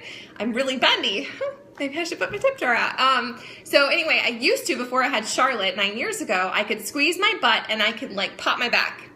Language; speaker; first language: English; native; English